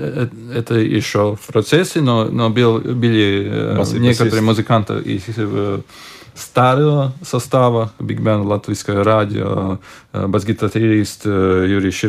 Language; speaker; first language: Russian; non-native, local second language; Latvian